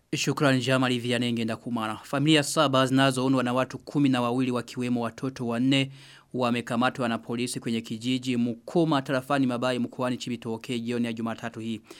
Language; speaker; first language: Swahili; non-native, local second language; Rundi